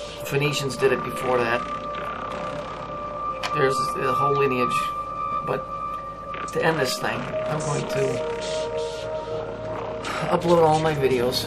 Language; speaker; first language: English; native; English